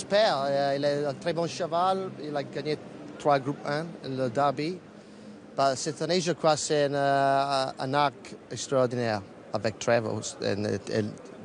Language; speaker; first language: French; non-native, fluent; Italian